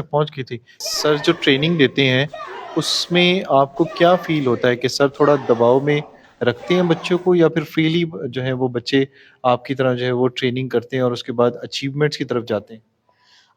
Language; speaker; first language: Urdu; native; Urdu